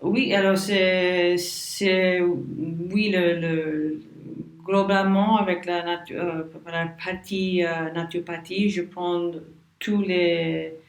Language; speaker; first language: French; non-native, learner; English